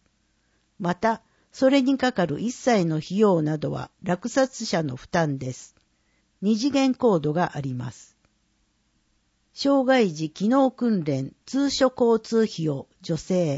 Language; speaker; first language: Japanese; native; Japanese